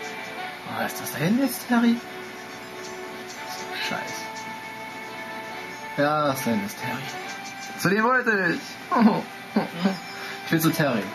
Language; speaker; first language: German; native; German